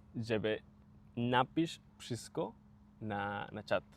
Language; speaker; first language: Polish; non-native, learner; Spanish